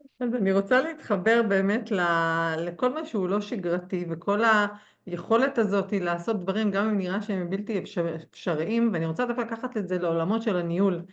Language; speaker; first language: Hebrew; native; Hebrew